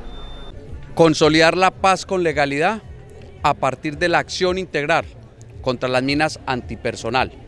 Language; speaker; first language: Spanish; native; Spanish